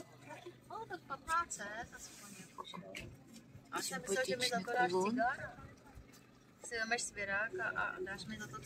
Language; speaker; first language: Czech; native; Czech